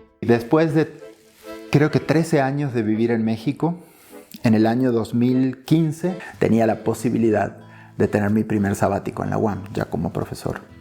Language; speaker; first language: Spanish; native; Spanish